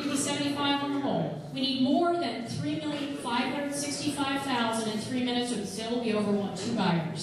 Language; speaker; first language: English; native; English